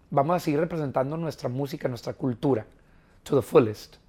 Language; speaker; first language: Spanish; early bilingual, heritage; Spanish